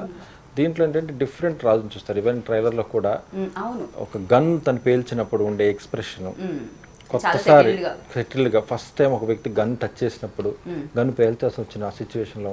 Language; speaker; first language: Telugu; native; Telugu